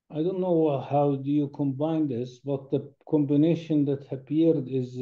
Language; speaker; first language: English; non-native, fluent; Arabic